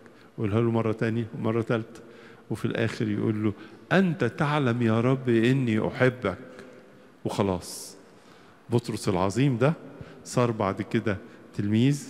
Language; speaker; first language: Arabic; native; Arabic